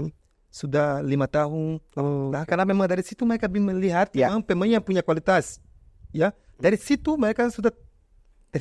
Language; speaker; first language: Indonesian; non-native, fluent; Portuguese